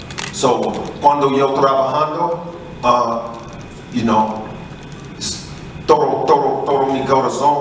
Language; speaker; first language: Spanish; non-native, learner; English